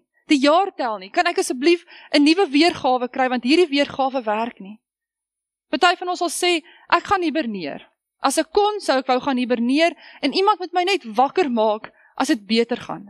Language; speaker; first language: Afrikaans; native; Afrikaans